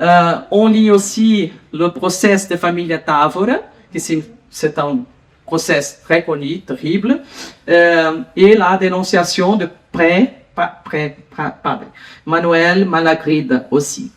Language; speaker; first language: French; non-native, learner; Portuguese